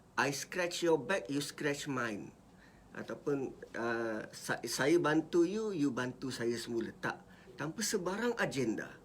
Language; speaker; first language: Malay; native; Malay